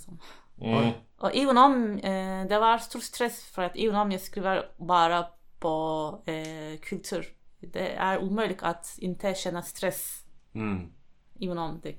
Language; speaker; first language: Swedish; non-native, fluent; Turkish